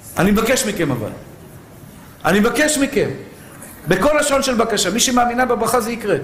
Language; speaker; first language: Hebrew; early bilingual, other home language; Persian